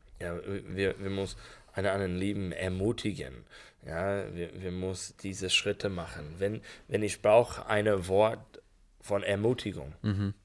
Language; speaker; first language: German; non-native, learner; English